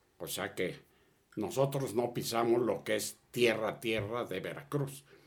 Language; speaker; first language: Spanish; early bilingual, other home language; Catalan